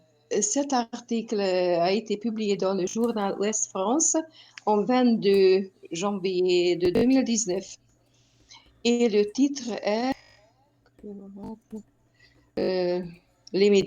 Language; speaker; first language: French; non-native, fluent; Hungarian